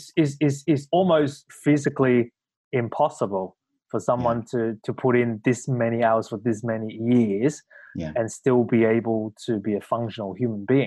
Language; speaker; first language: English; non-native, local second language; Cantonese